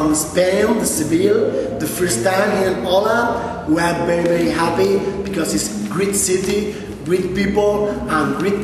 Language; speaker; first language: English; non-native, local second language; Spanish